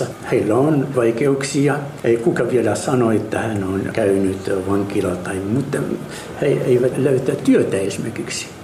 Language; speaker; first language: Finnish; non-native, fluent; Arabic